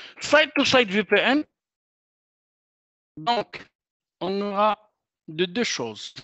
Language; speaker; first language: French; non-native, local second language; Arabic